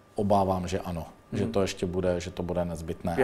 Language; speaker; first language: Czech; native; Czech